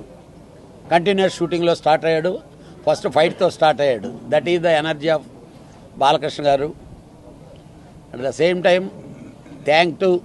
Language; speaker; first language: Telugu; native; Telugu